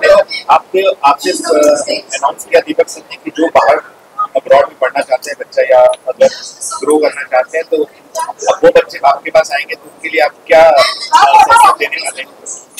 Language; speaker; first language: Hindi; native; Hindi